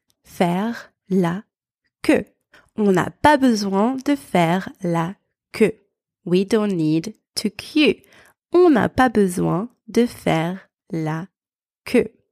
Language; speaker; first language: French; native; French